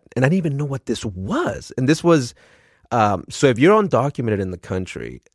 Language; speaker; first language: English; early bilingual, other home language; Spanish